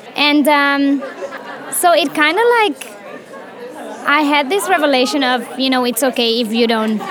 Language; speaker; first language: English; non-native, fluent; Romanian